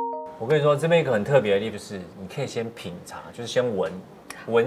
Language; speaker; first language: Chinese; native; Chinese